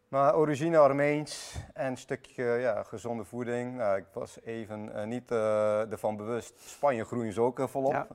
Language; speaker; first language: Dutch; early bilingual, other home language; Armenian